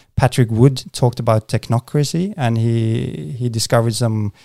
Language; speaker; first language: English; non-native, fluent; Norwegian